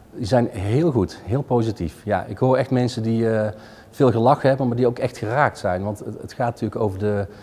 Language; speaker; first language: Dutch; native; Dutch